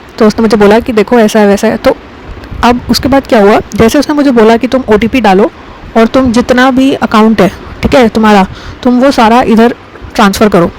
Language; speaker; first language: Hindi; native; Hindi